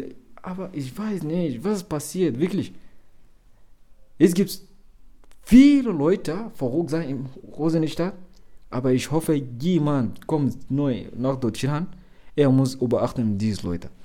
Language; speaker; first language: German; non-native, learner; Arabic